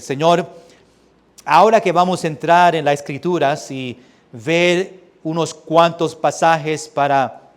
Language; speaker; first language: Spanish; early bilingual, heritage; Spanish